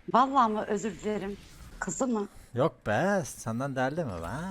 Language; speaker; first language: Turkish; native; Turkish